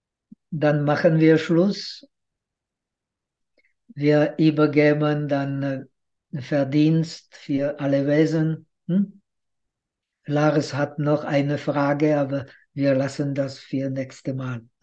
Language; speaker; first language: German; non-native, fluent; Czech